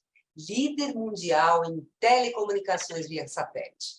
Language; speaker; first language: Portuguese; native; Portuguese